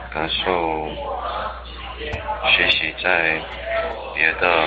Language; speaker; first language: Chinese; non-native, learner; English